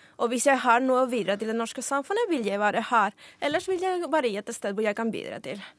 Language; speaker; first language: Norwegian; non-native, fluent; Spanish